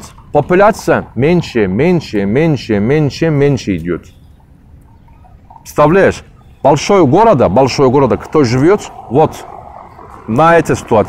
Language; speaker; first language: Russian; non-native, learner; Turkish